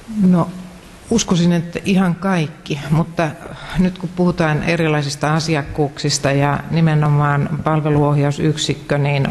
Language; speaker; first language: Finnish; native; Finnish